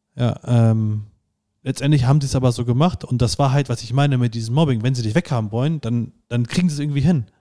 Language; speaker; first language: German; native; German